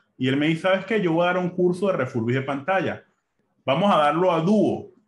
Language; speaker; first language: Spanish; native; Spanish